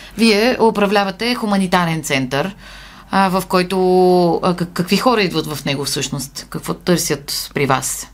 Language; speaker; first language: Bulgarian; native; Bulgarian